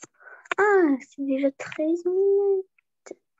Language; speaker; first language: French; non-native, learner; Russian